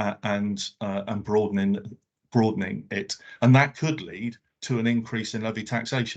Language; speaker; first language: English; native; English